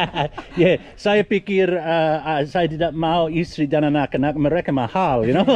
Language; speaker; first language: Indonesian; non-native, learner; English